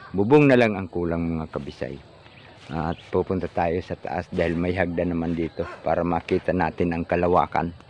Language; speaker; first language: Filipino; native; Filipino